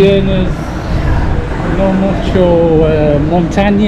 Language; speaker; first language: Spanish; non-native, learner; English